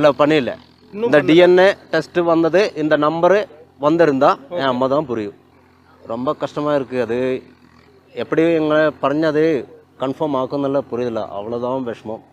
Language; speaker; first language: Tamil; non-native, learner; Malayalam